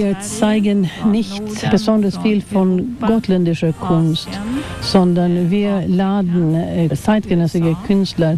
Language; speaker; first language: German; non-native, fluent; Swedish